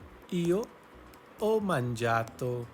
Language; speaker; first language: Italian; non-native, learner; English